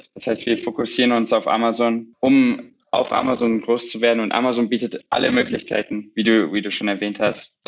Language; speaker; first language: German; native; German